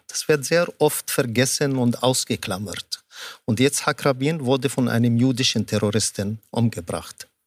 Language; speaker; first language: German; non-native, fluent; Arabic